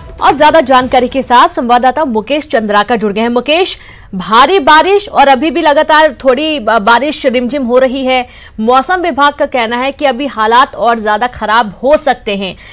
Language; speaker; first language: Hindi; native; Hindi